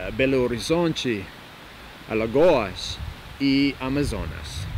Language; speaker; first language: Portuguese; non-native, fluent; English